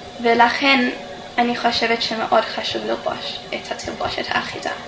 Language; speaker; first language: Hebrew; non-native, fluent; English